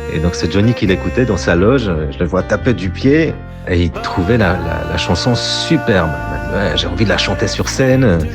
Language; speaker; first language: French; non-native, fluent; Polish